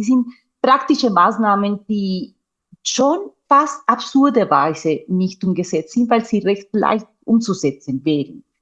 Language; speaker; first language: German; non-native, fluent; Spanish